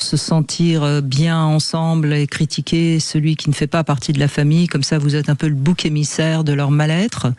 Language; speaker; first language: French; native; French